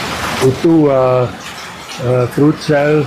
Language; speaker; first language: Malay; non-native, fluent; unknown